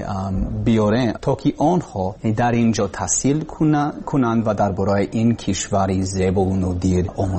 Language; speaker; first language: Persian; non-native, learner; English